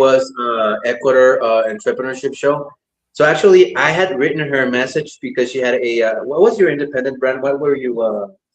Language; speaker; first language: English; non-native, fluent; Spanish